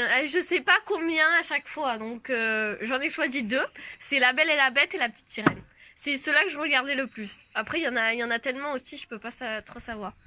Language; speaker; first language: French; native; French